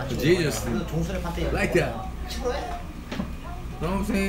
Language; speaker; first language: English; non-native, fluent; Korean